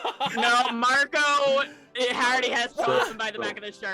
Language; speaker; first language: English; native; English